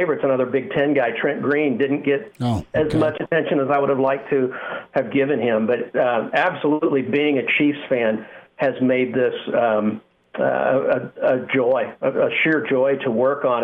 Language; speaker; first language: English; native; English